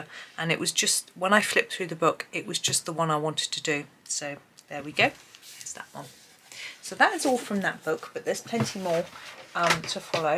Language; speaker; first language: English; native; English